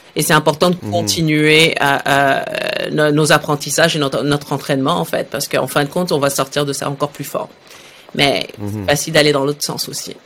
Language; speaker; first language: French; early bilingual, other home language; Arabic